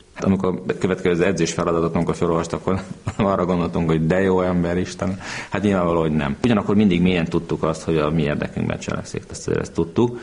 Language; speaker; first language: Hungarian; native; Hungarian